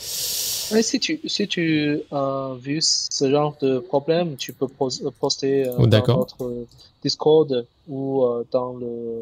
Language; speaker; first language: French; non-native, learner; Chinese